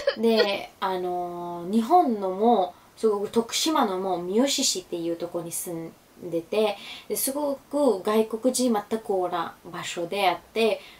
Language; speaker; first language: Japanese; non-native, fluent; Urdu